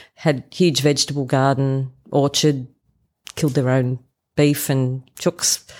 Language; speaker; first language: English; non-native, local second language; German